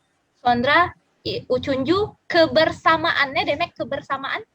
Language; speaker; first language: Turkish; non-native, learner; Indonesian